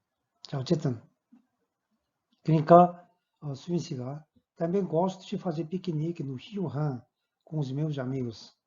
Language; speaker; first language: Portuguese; non-native, fluent; Korean